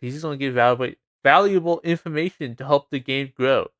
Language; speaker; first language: English; native; English